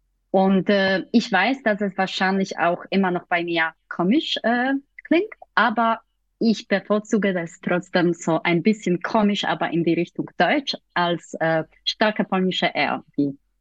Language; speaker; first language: German; non-native, fluent; Polish